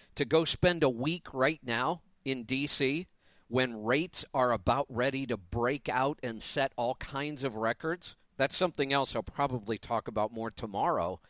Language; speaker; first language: English; native; English